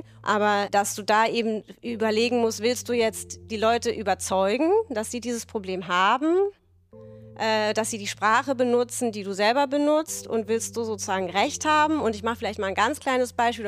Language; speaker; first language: German; native; German